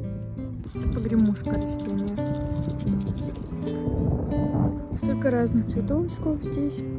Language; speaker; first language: Russian; native; Russian